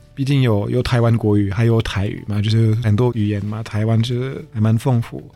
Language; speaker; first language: Chinese; non-native, fluent; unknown